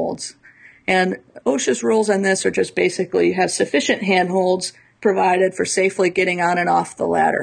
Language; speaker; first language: English; native; English